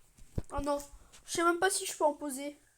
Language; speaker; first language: French; native; French